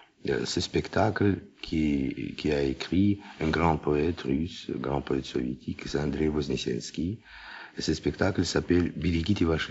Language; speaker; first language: French; non-native, learner; Russian